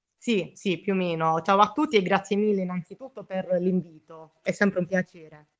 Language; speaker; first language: Italian; native; Italian